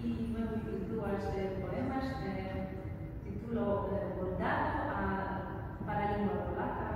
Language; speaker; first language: Portuguese; non-native, learner; Polish